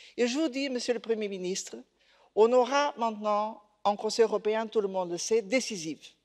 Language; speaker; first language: French; non-native, fluent; Portuguese